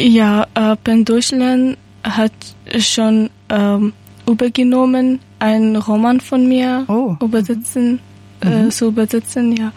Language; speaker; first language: German; non-native, learner; Persian